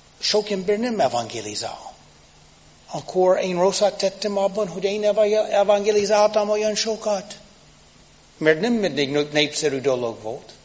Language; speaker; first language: Hungarian; non-native, fluent; English